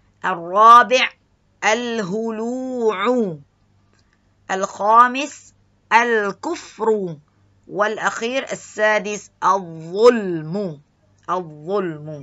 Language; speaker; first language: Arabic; non-native, learner; Malay